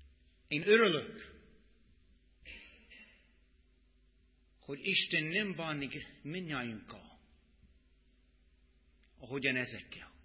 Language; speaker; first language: Hungarian; non-native, fluent; English